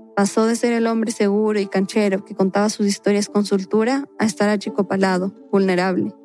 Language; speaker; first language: Spanish; native; Spanish